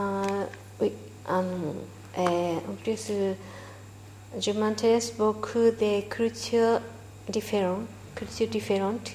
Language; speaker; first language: French; non-native, learner; Japanese